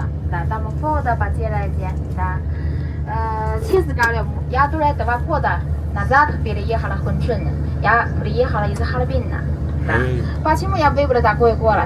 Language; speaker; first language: Russian; non-native, learner; Chinese